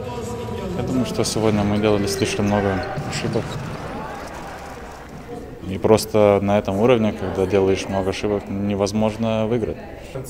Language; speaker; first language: Russian; non-native, fluent; Lithuanian